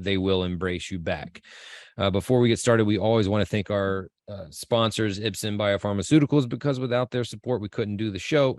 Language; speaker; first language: English; native; English